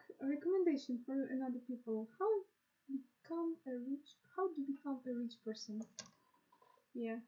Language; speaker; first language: English; non-native, learner; Russian